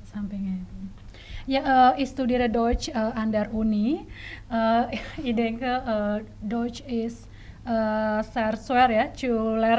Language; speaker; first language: German; non-native, learner; Indonesian